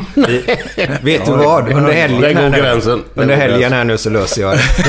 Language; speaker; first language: Swedish; native; Swedish